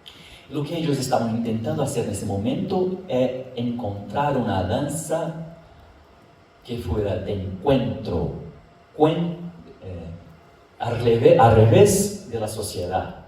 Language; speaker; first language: Spanish; non-native, fluent; Portuguese